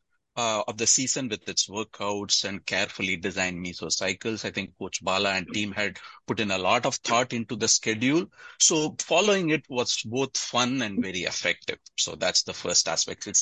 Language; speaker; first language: English; non-native, local second language; Tamil